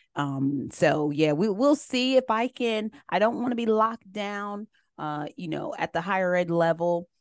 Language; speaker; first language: English; native; English